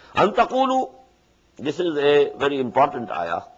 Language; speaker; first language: English; non-native, local second language; Urdu